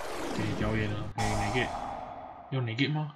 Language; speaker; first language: Chinese; native; Chinese